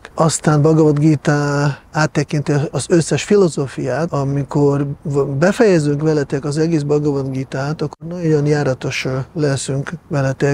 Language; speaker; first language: Hungarian; non-native, fluent; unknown